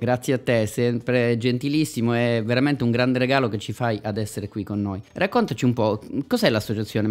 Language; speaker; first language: Italian; native; Italian